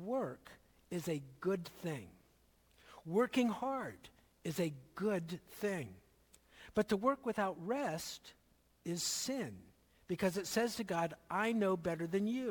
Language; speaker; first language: English; native; English